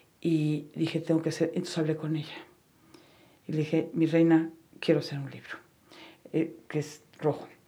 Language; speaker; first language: Spanish; native; Spanish